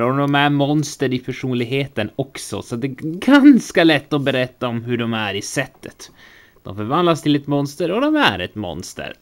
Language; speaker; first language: Swedish; native; Swedish